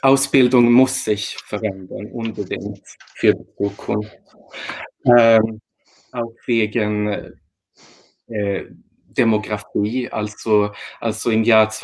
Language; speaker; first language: German; non-native, fluent; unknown